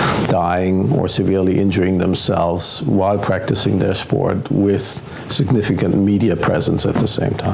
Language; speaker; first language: English; non-native, fluent; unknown